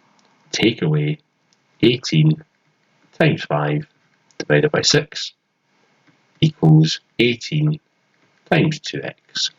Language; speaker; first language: English; native; English